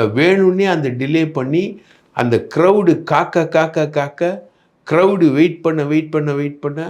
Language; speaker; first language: Tamil; native; Tamil